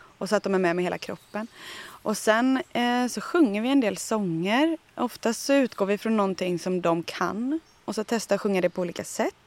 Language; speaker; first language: Swedish; native; Swedish